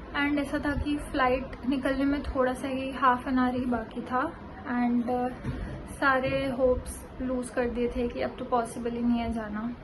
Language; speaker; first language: Hindi; native; Hindi